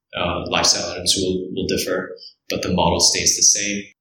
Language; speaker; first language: English; early bilingual, other home language; Korean